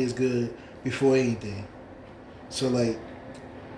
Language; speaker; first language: English; native; English